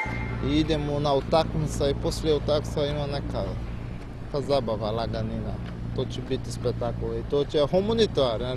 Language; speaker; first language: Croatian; non-native, learner; Portuguese